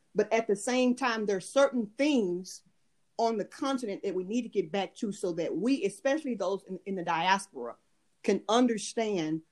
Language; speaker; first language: English; native; English